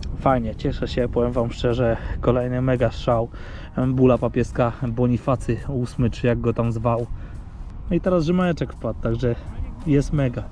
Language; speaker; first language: Polish; native; Polish